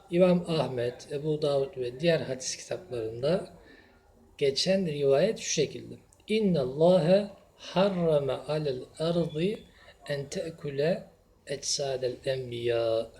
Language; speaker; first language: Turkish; native; Turkish